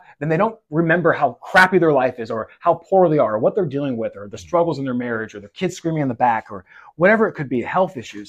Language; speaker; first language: English; native; English